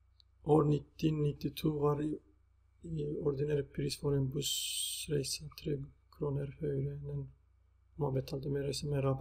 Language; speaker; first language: Norwegian; non-native, fluent; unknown